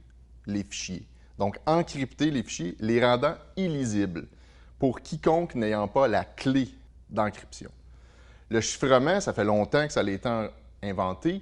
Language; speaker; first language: French; native; French